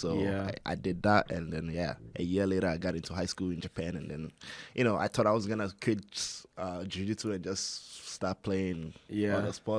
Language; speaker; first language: English; non-native, local second language; Hausa